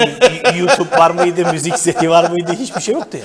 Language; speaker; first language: Turkish; native; Turkish